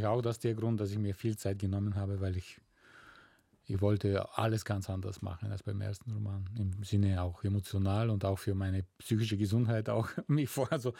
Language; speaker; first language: German; non-native, fluent; Bulgarian